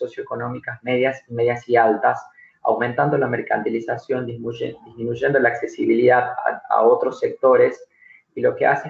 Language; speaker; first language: Spanish; native; Spanish